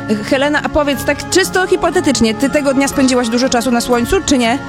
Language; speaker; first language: Polish; native; Polish